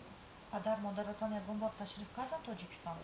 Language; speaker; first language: Persian; native; Persian